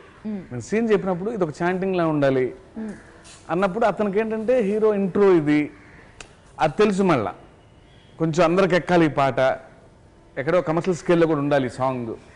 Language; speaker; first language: Telugu; native; Telugu